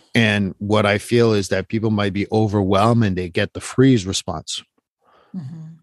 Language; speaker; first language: English; non-native, fluent; French